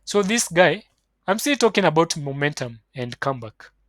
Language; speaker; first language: English; non-native, local second language; Swahili